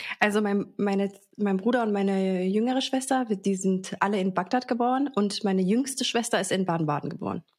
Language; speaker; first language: German; early bilingual, other home language; Arabic